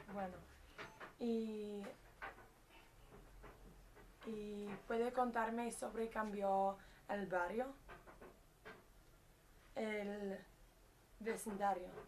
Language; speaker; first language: Spanish; non-native, learner; English